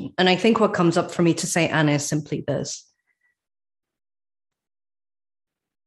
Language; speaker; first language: English; native; English